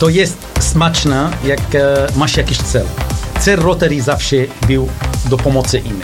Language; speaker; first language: Polish; non-native, learner; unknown